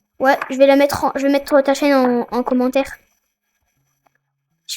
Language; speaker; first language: French; native; French